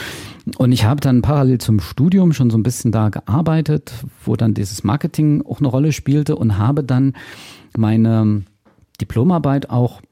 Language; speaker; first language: German; native; German